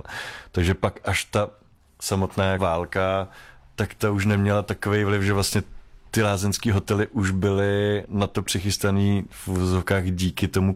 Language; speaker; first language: Czech; native; Czech